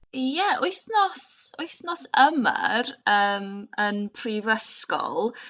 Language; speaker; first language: Welsh; non-native, learner; English